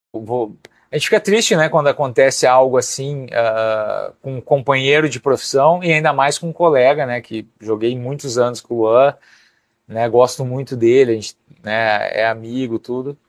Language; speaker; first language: Portuguese; native; Portuguese